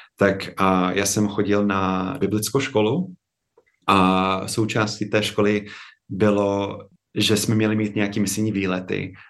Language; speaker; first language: Czech; non-native, fluent; English